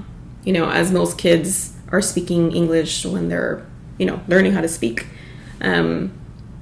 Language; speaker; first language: English; early bilingual, other home language; Spanish